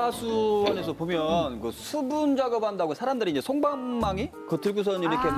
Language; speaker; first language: Korean; native; Korean